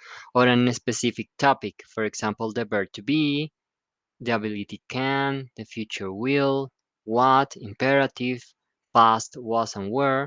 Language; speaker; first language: English; non-native, fluent; Spanish